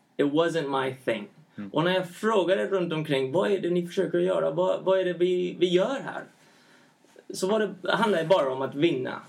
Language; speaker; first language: Swedish; early bilingual, heritage; Swedish